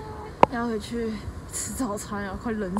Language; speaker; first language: Chinese; native; Chinese